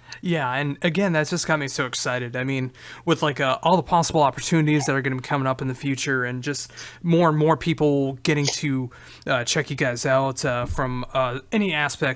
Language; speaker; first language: English; native; English